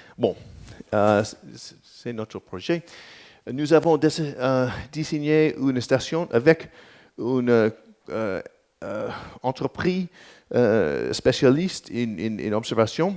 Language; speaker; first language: French; non-native, learner; English